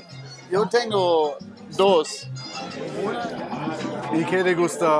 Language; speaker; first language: Spanish; non-native, learner; German